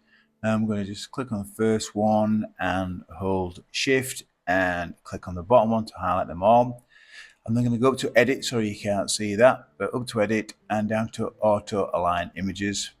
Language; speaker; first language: English; native; English